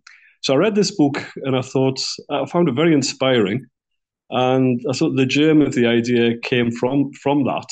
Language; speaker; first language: English; native; English